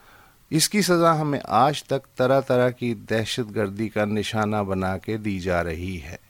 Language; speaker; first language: Urdu; native; Urdu